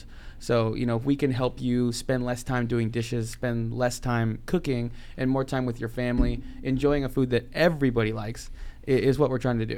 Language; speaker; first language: English; native; English